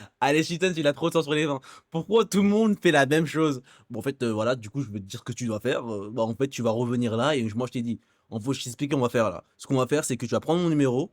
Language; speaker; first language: French; native; French